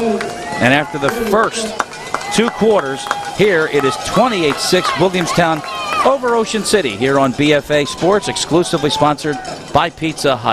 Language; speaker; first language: English; native; English